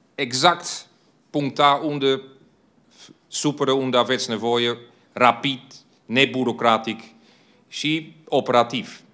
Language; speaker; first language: Romanian; non-native, fluent; Dutch